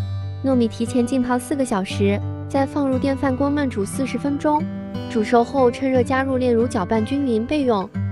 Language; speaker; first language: Chinese; native; Chinese